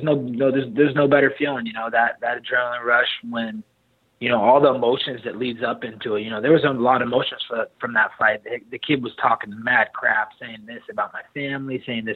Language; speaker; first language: English; native; English